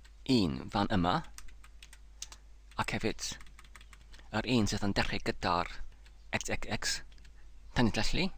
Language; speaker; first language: Welsh; non-native, learner; English